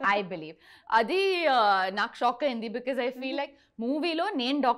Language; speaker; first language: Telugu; non-native, learner; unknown